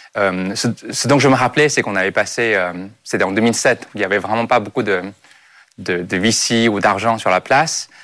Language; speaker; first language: French; non-native, fluent; Chinese